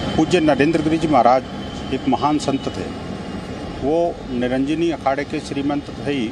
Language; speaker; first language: Hindi; native; Hindi